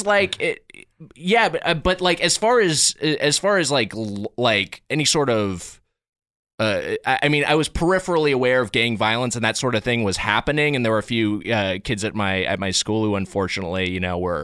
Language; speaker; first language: English; native; English